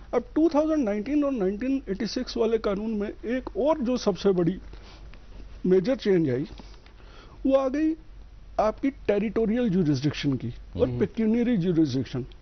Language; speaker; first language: Hindi; native; Hindi